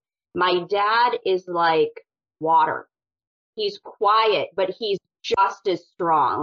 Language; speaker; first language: English; native; English